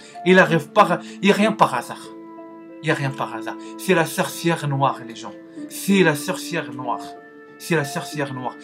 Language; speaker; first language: French; non-native, learner; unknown